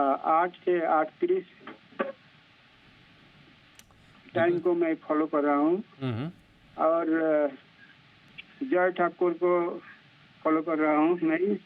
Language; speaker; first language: Hindi; non-native, local second language; Bangla